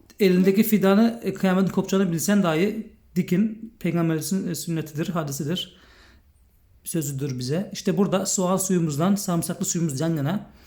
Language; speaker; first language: Turkish; native; Turkish